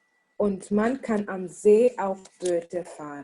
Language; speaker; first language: German; non-native, learner; English